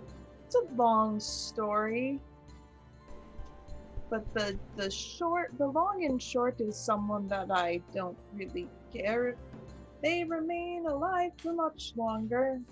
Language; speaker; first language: English; native; English